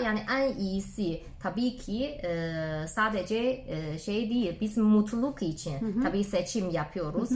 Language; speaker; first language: Turkish; non-native, learner; Chinese